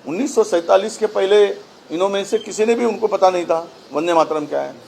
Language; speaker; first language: Hindi; non-native, local second language; Marathi